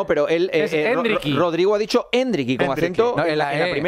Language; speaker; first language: Spanish; native; Spanish